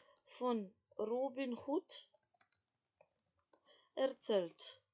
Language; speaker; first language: German; non-native, fluent; Macedonian